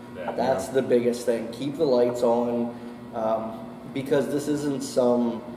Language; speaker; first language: English; native; English